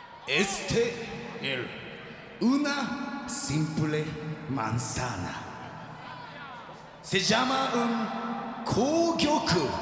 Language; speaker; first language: Spanish; non-native, fluent; Japanese